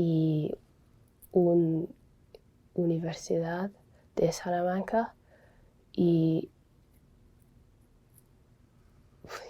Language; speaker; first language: Spanish; non-native, learner; English